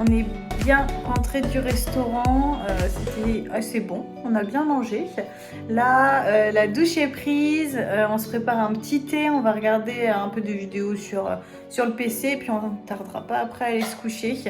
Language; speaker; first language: French; native; French